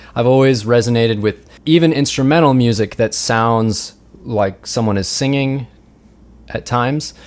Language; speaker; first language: English; native; English